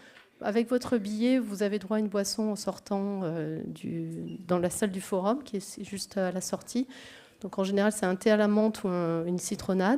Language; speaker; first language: French; native; French